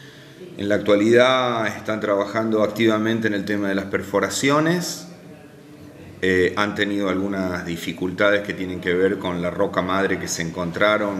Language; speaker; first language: Spanish; native; Spanish